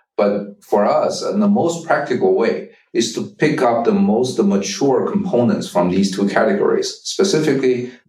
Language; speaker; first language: English; non-native, fluent; Chinese